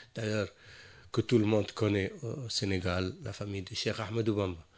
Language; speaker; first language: French; non-native, local second language; Wolof